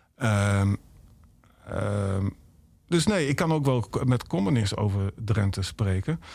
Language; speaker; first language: Dutch; native; Dutch